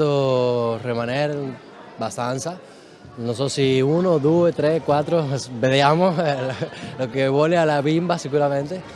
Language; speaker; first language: Italian; non-native, learner; Spanish